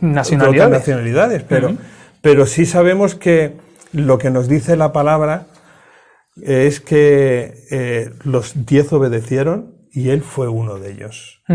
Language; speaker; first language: Spanish; native; Spanish